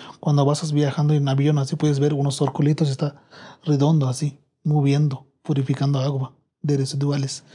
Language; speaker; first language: Spanish; non-native, learner; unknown